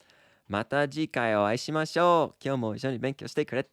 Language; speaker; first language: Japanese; non-native, fluent; English